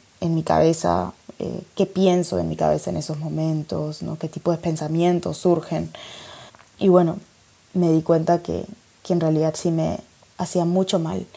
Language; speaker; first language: Spanish; native; Spanish